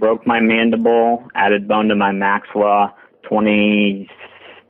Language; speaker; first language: English; native; English